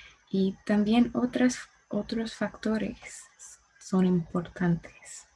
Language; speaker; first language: Spanish; non-native, learner; English